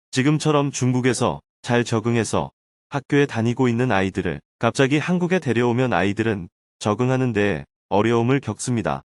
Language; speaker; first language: Korean; native; Korean